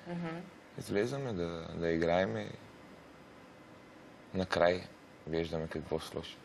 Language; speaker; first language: Bulgarian; non-native, learner; Romanian